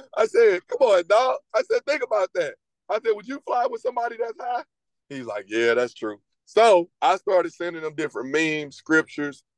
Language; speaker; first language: English; native; English